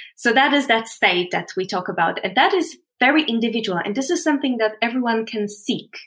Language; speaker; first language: English; non-native, fluent; Polish